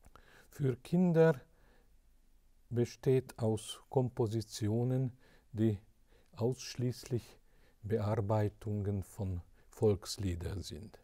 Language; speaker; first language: German; non-native, fluent; Hungarian